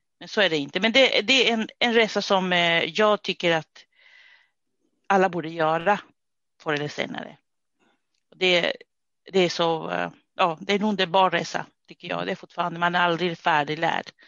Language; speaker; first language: Swedish; non-native, fluent; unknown